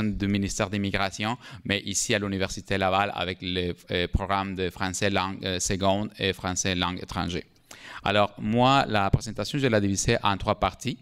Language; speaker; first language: French; non-native, fluent; Spanish